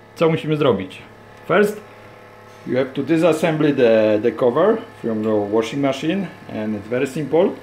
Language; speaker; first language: English; non-native, learner; Polish